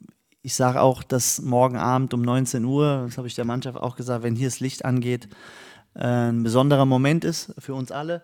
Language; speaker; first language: German; native; German